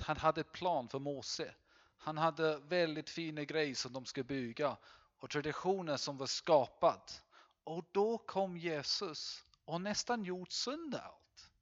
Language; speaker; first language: Swedish; non-native, fluent; English